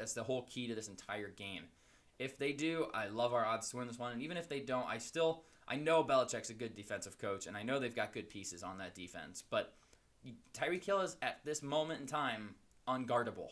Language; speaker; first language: English; native; English